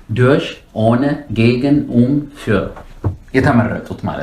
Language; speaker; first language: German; non-native, fluent; Amharic